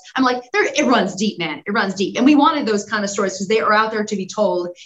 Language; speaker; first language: English; native; English